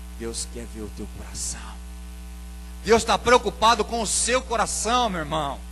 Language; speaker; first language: Portuguese; native; Portuguese